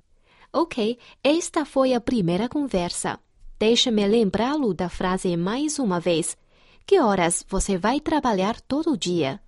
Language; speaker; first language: Portuguese; non-native, fluent; Chinese